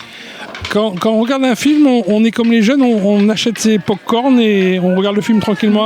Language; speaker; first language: French; native; French